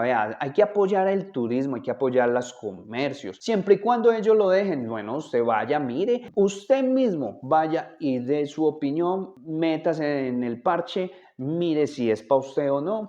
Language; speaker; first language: Spanish; native; Spanish